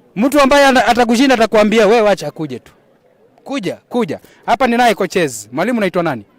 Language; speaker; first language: Swahili; non-native, local second language; Gusii